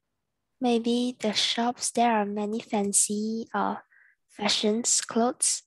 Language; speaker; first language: English; non-native, learner; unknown